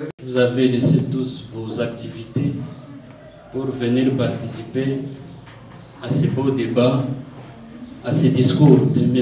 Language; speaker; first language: French; non-native, local second language; Swahili